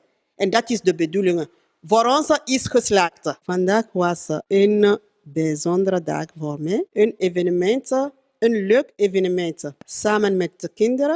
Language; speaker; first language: Dutch; non-native, fluent; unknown